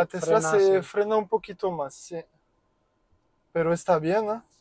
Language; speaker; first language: Spanish; non-native, learner; French